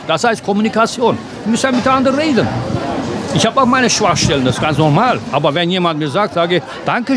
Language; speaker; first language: German; non-native, fluent; Turkish